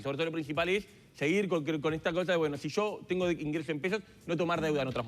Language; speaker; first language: Spanish; native; Spanish